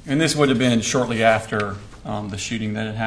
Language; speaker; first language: English; native; English